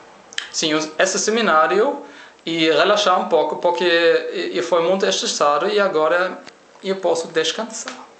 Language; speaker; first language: Portuguese; non-native, learner; German